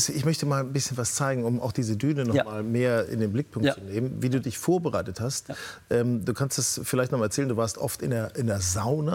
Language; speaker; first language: German; native; German